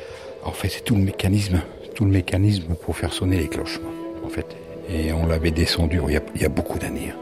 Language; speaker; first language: French; native; French